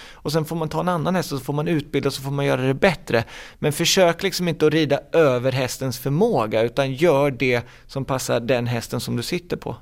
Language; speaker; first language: Swedish; native; Swedish